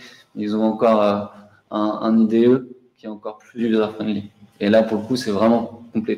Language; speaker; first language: French; native; French